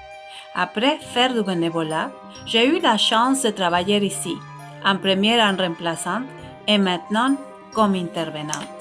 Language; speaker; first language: French; non-native, fluent; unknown